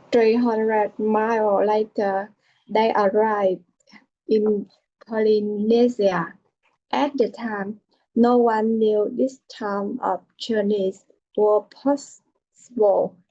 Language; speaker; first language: English; non-native, learner; Vietnamese